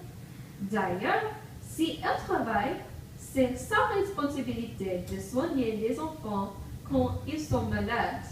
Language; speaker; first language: French; non-native, learner; English